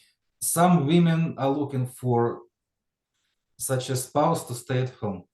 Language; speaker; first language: English; non-native, fluent; Ukrainian